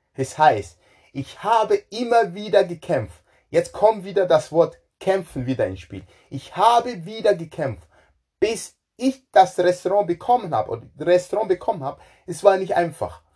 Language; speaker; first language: German; non-native, fluent; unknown